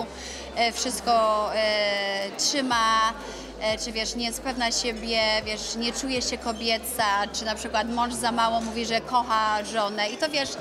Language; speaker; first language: Polish; early bilingual, other home language; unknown